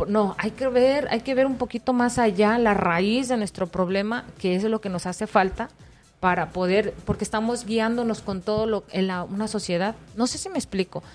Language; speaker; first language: Spanish; native; Spanish